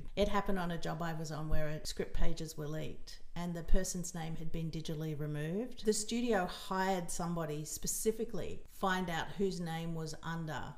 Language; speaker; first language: English; native; English